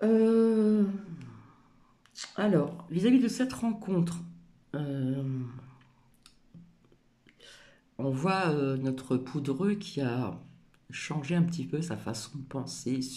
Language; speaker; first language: French; native; French